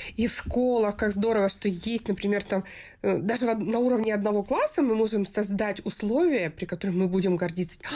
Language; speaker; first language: Russian; native; Russian